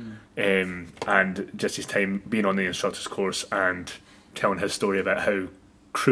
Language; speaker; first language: English; native; English